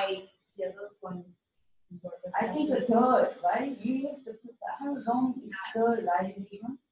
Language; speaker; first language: English; non-native, learner; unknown